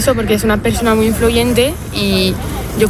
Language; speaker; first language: Spanish; non-native, fluent; French